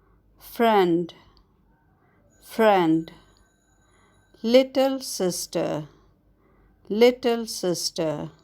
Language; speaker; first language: English; non-native, fluent; Arabic